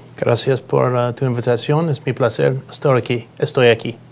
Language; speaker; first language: Spanish; non-native, learner; English